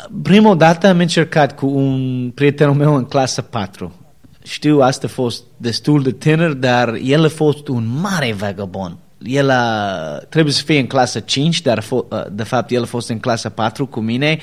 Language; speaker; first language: Romanian; non-native, learner; English